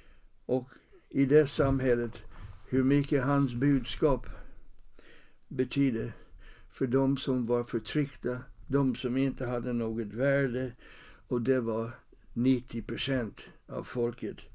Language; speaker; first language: Swedish; non-native, fluent; English